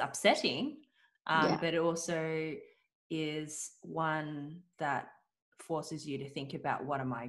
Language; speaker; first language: English; non-native, local second language; Cantonese